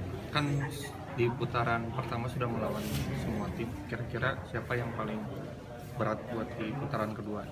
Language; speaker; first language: Indonesian; native; Indonesian